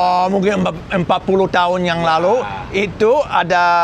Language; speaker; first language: Indonesian; non-native, learner; English